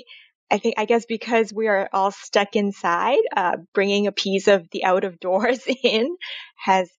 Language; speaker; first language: English; non-native, local second language; Cantonese